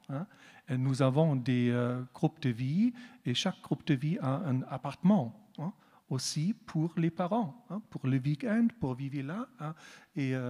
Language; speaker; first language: French; non-native, learner; German